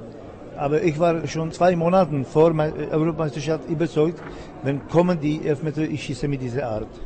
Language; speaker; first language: German; non-native, learner; Czech